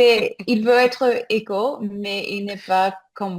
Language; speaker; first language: French; non-native, fluent; English